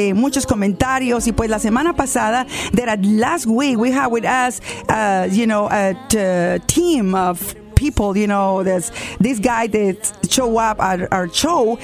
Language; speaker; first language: English; non-native, learner; Spanish